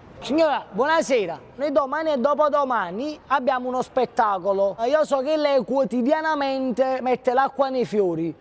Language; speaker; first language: Italian; native; Italian